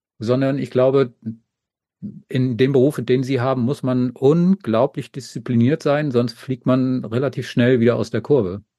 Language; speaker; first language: German; native; German